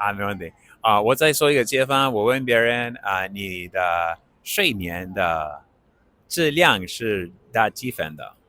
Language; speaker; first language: Chinese; non-native, learner; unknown